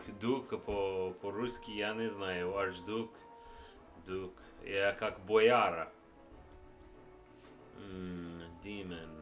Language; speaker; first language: Russian; non-native, learner; English